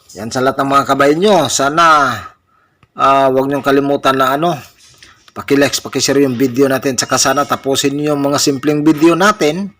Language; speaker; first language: Filipino; non-native, local second language; Cebuano